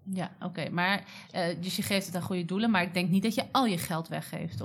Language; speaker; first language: Dutch; native; Dutch